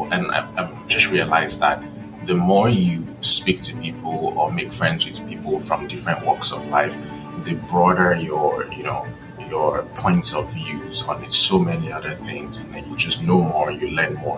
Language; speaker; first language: English; non-native, local second language; Yoruba